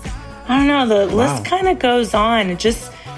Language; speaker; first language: English; native; English